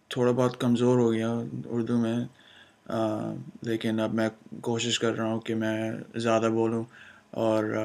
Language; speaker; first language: Urdu; early bilingual, heritage; Urdu